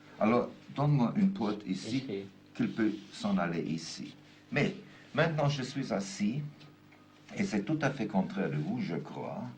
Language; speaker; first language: French; non-native, fluent; German